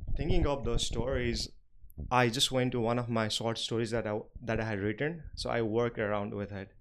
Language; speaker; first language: English; non-native, local second language; Nepali